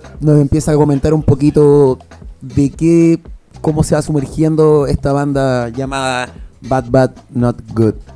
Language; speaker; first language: Spanish; native; Spanish